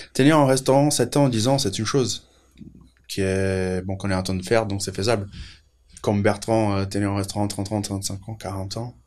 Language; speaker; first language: French; non-native, fluent; Portuguese